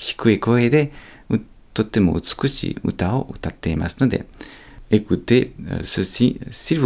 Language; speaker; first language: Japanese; non-native, fluent; French